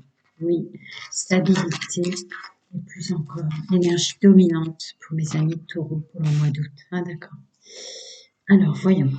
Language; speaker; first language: French; native; French